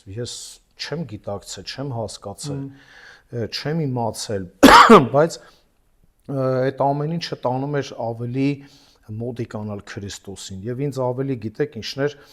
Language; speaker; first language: Armenian; native; Armenian